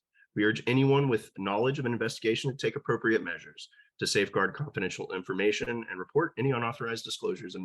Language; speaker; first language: English; native; English